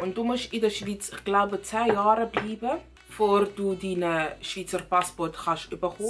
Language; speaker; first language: German; non-native, fluent; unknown